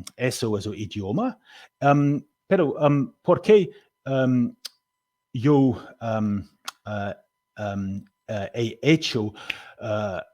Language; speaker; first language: Spanish; non-native, learner; English